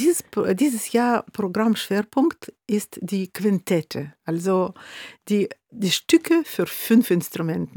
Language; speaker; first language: German; non-native, fluent; Russian